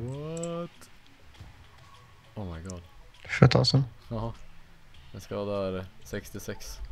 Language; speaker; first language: Swedish; native; Swedish